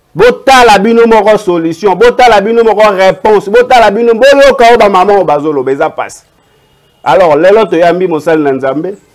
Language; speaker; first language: Lingala; native; Lingala